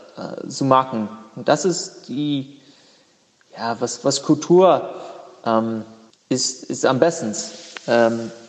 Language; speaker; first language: German; non-native, learner; English